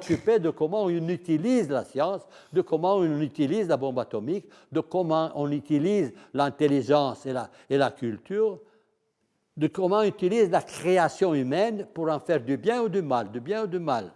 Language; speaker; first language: French; non-native, fluent; Italian